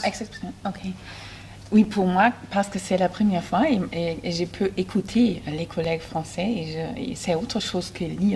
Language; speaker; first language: French; non-native, fluent; German